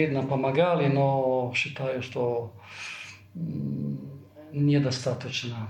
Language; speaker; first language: Russian; non-native, fluent; Italian